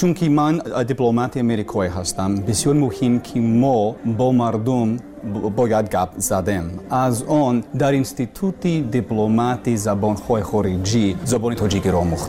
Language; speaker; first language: Persian; non-native, learner; English